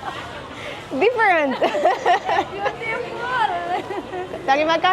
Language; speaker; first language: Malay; non-native, learner; Arabic